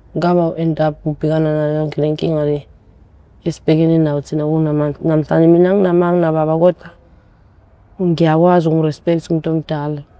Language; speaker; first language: Zulu; early bilingual, other home language; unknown